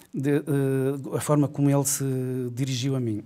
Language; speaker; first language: Portuguese; native; Portuguese